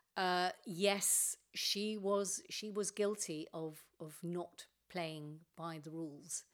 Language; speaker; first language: English; native; English